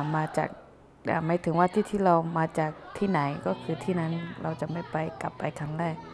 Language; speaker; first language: Thai; non-native, local second language; Akha